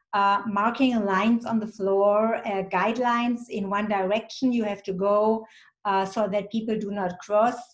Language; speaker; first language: English; non-native, fluent; German